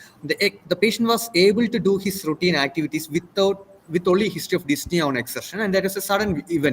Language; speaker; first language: English; non-native, local second language; Malayalam